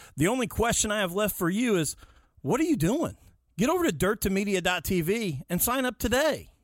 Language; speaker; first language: English; native; English